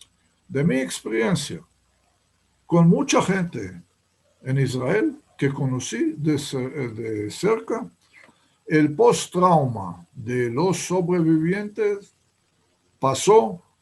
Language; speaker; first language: Spanish; non-native, fluent; Hebrew